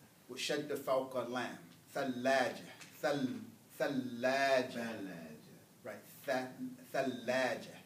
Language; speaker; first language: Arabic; non-native, fluent; English